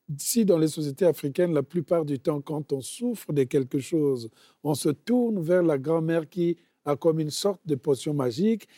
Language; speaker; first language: French; non-native, local second language; Bembe